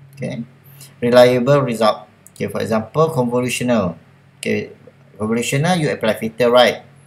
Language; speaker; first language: English; non-native, local second language; Malay